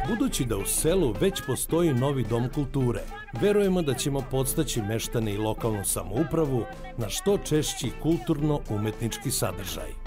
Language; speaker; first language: Serbian; native; Serbian